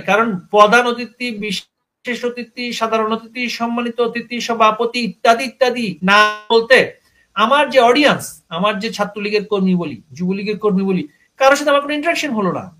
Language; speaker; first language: Bangla; native; Bangla